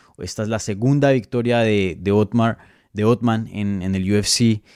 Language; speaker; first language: Spanish; native; Spanish